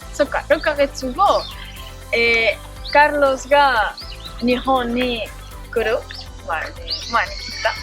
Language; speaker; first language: Japanese; non-native, learner; Spanish